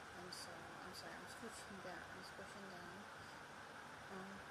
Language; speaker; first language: English; native; English